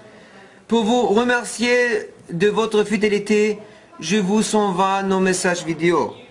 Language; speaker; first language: French; non-native, learner; German